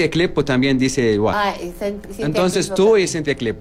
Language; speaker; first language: Spanish; non-native, learner; Arabic